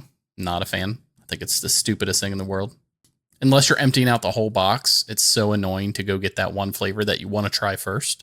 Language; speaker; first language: English; native; English